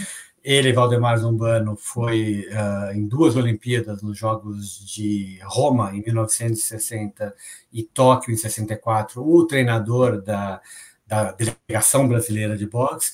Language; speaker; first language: Portuguese; native; Portuguese